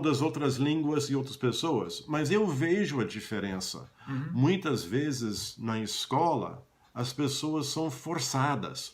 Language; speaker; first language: Portuguese; non-native, fluent; English